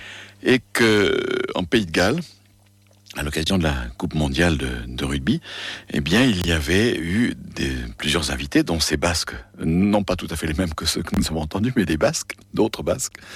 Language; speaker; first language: French; native; French